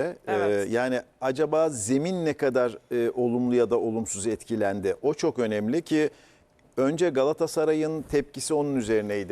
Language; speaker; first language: Turkish; native; Turkish